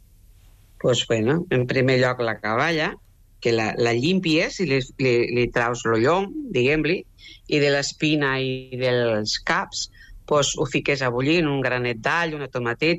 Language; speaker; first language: Catalan; native; Catalan